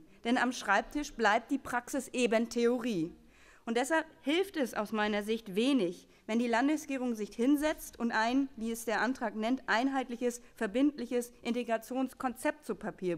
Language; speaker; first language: German; native; German